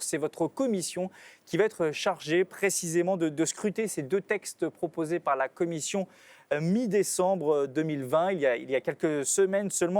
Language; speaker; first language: French; native; French